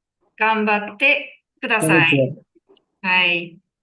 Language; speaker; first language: Japanese; non-native, fluent; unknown